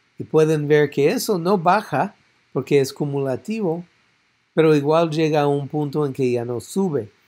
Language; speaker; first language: Spanish; non-native, fluent; English